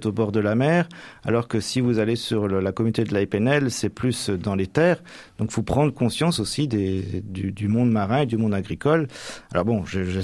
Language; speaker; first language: French; native; French